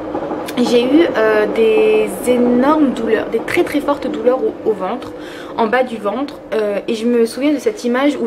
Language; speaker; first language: French; early bilingual, other home language; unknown